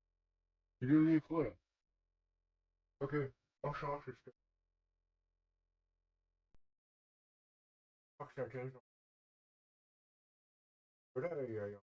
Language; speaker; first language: French; native; French